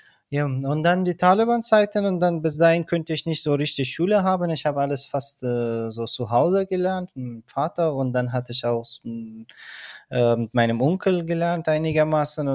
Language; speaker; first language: German; non-native, fluent; Persian